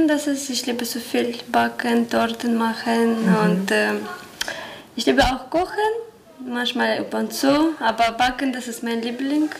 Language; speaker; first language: German; non-native, learner; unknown